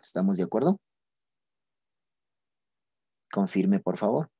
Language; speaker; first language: Spanish; native; Spanish